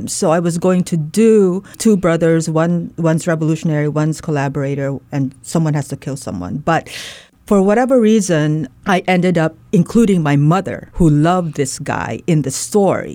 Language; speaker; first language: English; non-native, local second language; Waray